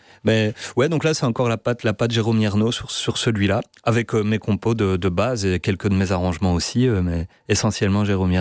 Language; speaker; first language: French; native; French